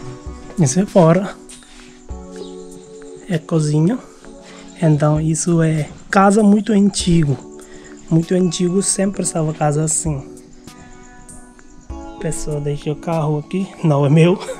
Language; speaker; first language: Portuguese; non-native, learner; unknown